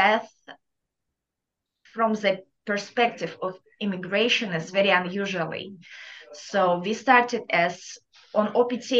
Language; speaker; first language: English; non-native, fluent; Russian